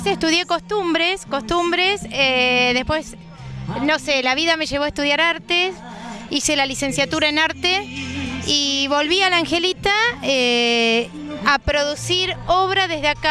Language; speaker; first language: Spanish; native; Spanish